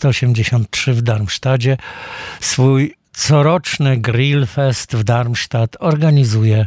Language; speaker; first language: Polish; native; Polish